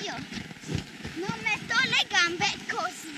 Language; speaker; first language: Italian; non-native, local second language; Ladin